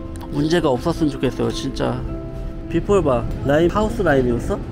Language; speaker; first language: Korean; native; Korean